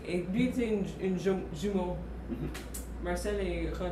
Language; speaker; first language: French; non-native, fluent; English